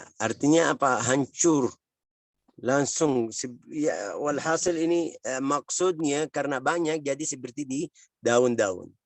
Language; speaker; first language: Indonesian; non-native, learner; Arabic